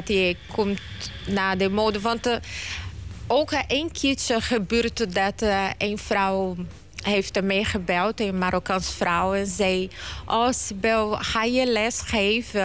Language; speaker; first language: Dutch; non-native, learner; Portuguese